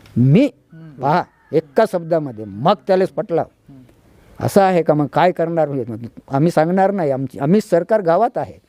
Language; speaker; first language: Marathi; non-native, local second language; Gondi